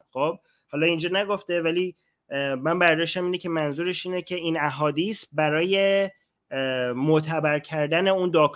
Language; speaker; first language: Persian; native; Persian